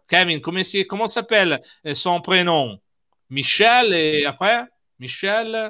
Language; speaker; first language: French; non-native, learner; Italian